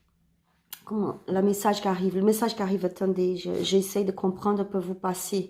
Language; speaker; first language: French; non-native, learner; Spanish